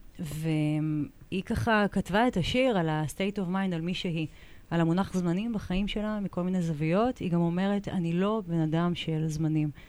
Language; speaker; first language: Hebrew; native; Hebrew